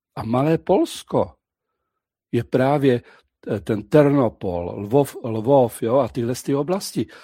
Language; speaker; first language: Czech; native; Czech